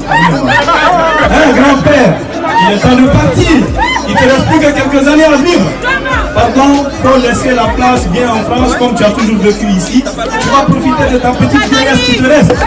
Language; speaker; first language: French; non-native, local second language; Fula